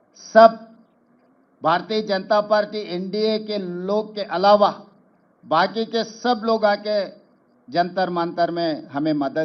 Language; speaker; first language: Hindi; non-native, local second language; Telugu